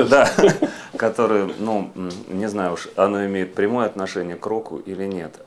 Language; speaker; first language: Russian; native; Russian